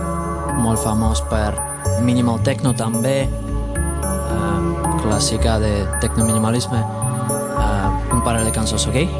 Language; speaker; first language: Catalan; non-native, fluent; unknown